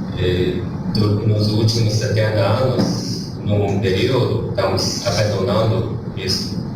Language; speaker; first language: Portuguese; non-native, learner; Chinese